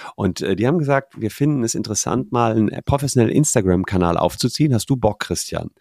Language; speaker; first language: German; native; German